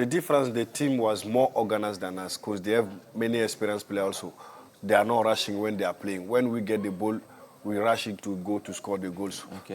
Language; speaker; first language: English; non-native, learner; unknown